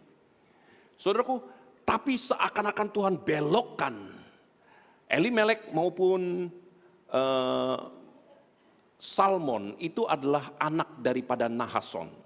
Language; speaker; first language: Indonesian; native; Indonesian